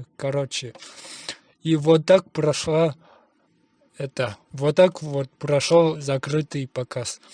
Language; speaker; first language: Russian; non-native, local second language; Kyrgyz